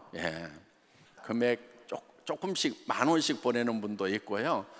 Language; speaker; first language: Korean; native; Korean